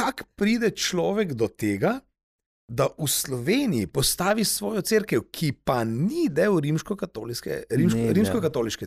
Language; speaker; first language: Slovenian; native; Slovenian